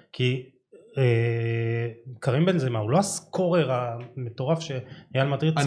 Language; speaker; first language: Hebrew; native; Hebrew